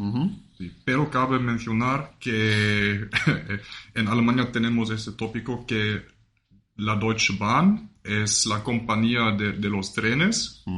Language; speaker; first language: Spanish; non-native, fluent; German